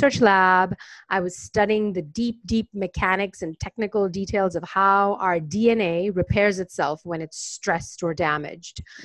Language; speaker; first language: English; non-native, local second language; Hindi